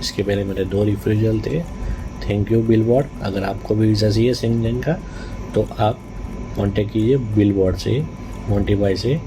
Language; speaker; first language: Hindi; non-native, local second language; Gujarati